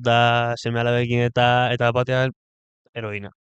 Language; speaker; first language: Basque; non-native, local second language; Spanish